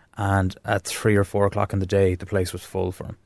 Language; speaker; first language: English; native; English